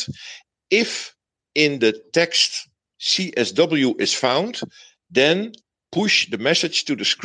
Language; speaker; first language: English; non-native, fluent; Dutch